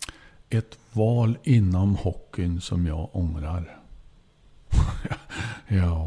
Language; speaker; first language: Swedish; native; Swedish